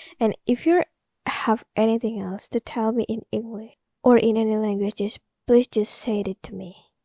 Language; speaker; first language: English; non-native, learner; Indonesian